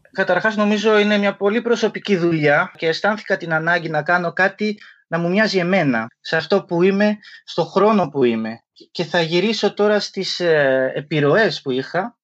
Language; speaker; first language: Greek; early bilingual, other home language; French